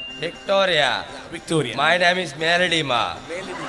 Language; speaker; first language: English; non-native, learner; Gujarati